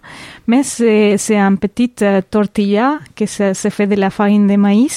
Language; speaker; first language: French; non-native, fluent; Spanish